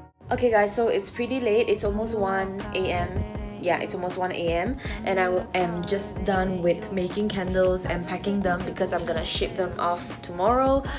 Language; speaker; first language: English; non-native, local second language; Chinese